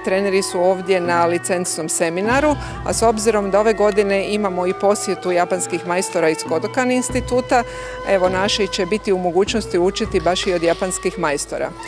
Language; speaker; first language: Croatian; native; Croatian